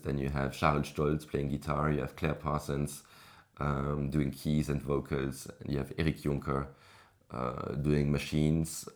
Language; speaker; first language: English; non-native, fluent; French